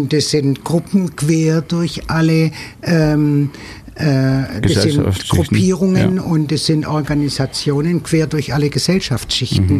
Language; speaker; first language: German; native; German